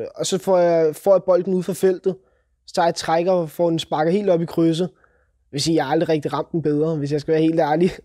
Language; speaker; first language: Danish; native; Danish